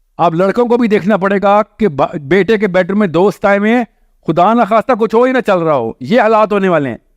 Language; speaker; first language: Urdu; native; Urdu